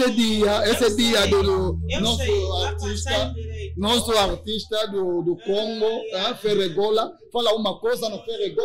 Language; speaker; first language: Portuguese; non-native, learner; Lingala